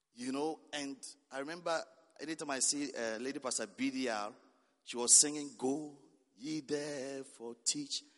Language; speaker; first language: English; non-native, local second language; Akan